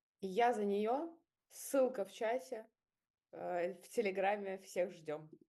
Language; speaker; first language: Russian; native; Russian